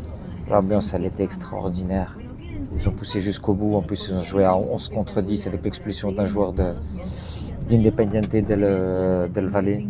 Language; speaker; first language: French; native; French